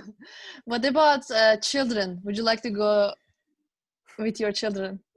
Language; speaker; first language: English; non-native, fluent; Turkish